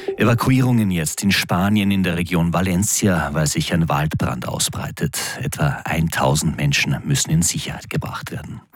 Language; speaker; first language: German; native; German